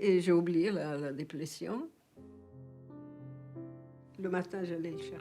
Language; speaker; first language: French; non-native, fluent; Portuguese